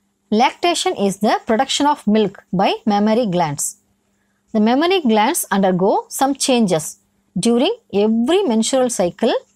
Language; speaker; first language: English; non-native, local second language; Tamil